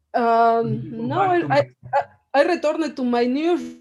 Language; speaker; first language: English; non-native, fluent; Spanish